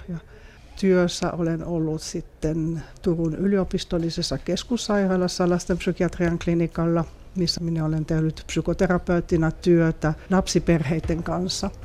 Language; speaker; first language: Finnish; non-native, fluent; French